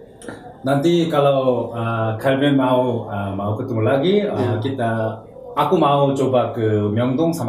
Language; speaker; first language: Indonesian; non-native, learner; Korean